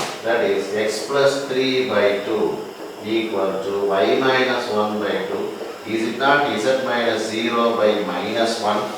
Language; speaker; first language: English; non-native, local second language; Tamil